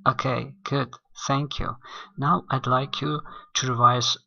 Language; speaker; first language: English; non-native, fluent; Russian